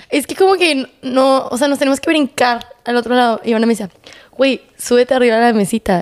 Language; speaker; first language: Spanish; native; Spanish